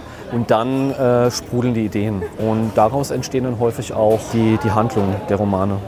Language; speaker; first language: German; native; German